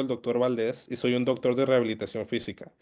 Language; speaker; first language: Spanish; non-native, learner; English